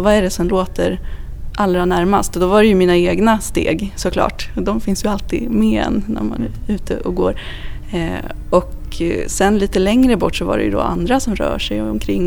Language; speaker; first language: Swedish; native; Swedish